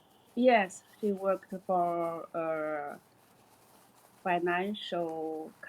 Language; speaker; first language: English; non-native, learner; Chinese